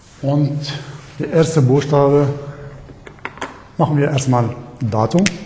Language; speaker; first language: German; non-native, fluent; Arabic